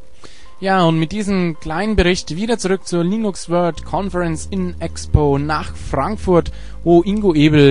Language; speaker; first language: German; native; German